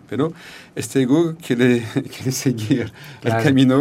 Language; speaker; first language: Spanish; non-native, learner; French